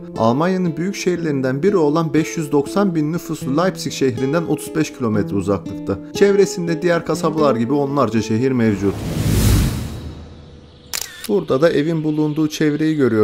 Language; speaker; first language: Turkish; native; Turkish